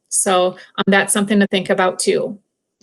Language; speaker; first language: English; native; English